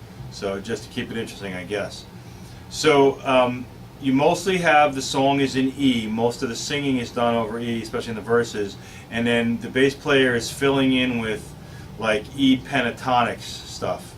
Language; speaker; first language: English; native; English